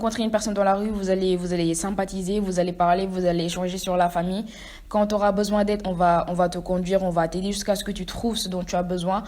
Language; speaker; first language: French; non-native, local second language; Wolof